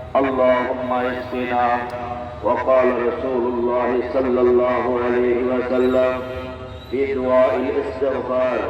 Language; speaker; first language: Arabic; non-native, fluent; Bangla